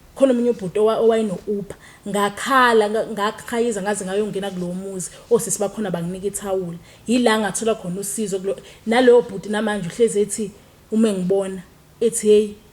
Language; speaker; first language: Zulu; native; Zulu